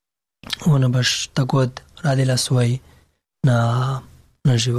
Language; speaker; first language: Serbian; non-native, learner; Pashto